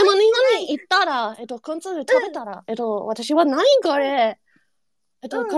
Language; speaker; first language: Japanese; non-native, learner; English